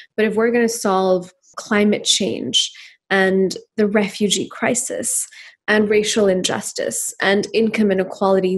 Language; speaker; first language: English; non-native, local second language; Urdu